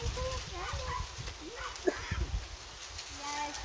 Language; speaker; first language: Spanish; native; Spanish